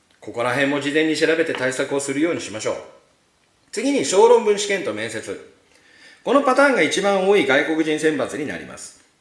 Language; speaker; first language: Japanese; native; Japanese